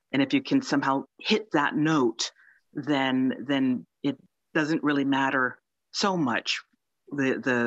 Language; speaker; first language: English; early bilingual, other home language; Finnish